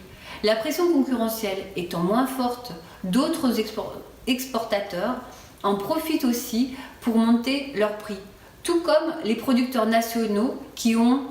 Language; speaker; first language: French; native; French